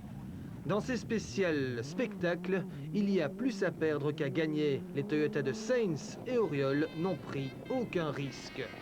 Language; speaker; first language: French; native; French